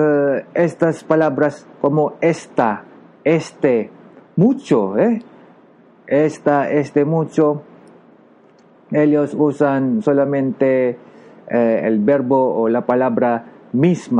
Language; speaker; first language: Spanish; non-native, learner; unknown